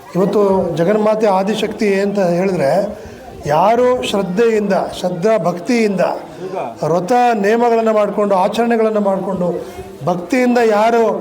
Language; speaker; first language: Kannada; non-native, local second language; Lambadi